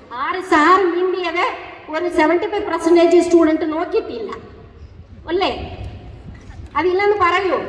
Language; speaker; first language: Malayalam; non-native, learner; Tamil